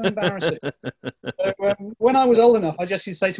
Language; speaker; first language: English; native; English